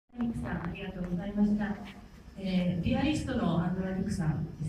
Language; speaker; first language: Japanese; non-native, fluent; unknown